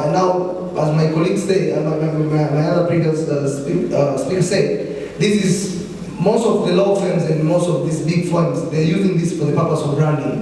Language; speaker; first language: English; non-native, local second language; Swahili